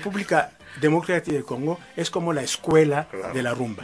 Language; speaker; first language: Spanish; non-native, fluent; Lingala